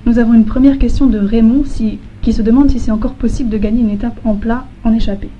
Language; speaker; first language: French; native; French